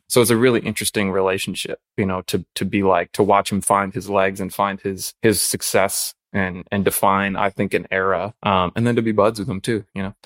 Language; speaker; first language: English; native; English